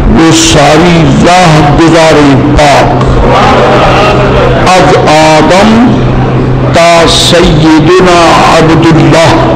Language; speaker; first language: Urdu; non-native, local second language; Punjabi